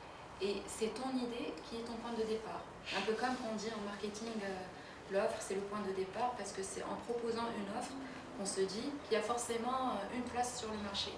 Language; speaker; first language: French; native; French